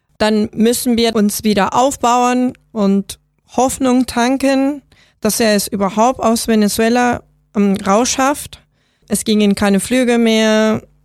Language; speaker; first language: German; non-native, fluent; Spanish